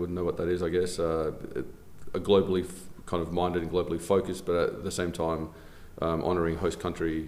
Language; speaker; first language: English; native; English